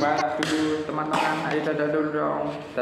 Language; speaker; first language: Indonesian; native; Indonesian